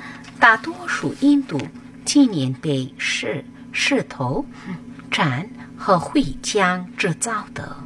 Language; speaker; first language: Chinese; non-native, learner; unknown